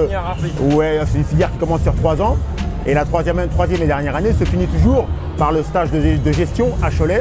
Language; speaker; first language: French; native; French